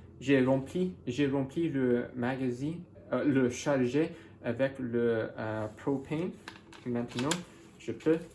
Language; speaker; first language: French; non-native, learner; English